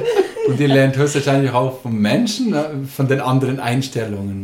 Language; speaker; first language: German; native; German